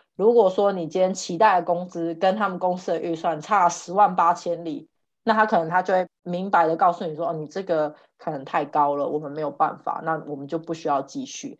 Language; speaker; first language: Chinese; native; Chinese